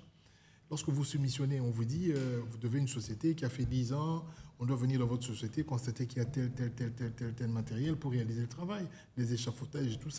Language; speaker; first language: French; non-native, local second language; Lingala